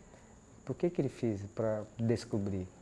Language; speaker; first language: Portuguese; non-native, local second language; Yanomámi